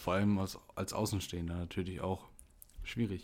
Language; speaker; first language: German; native; German